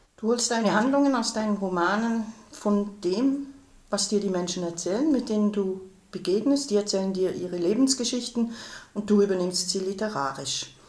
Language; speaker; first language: German; native; German